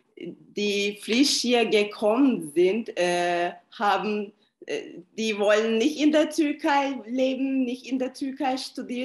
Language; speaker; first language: German; non-native, learner; Turkish